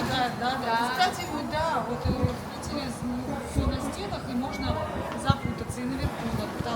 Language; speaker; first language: Russian; native; Russian